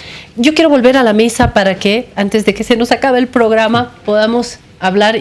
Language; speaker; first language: Spanish; native; Spanish